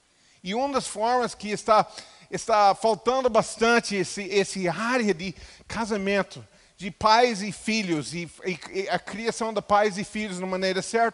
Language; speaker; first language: Portuguese; non-native, fluent; English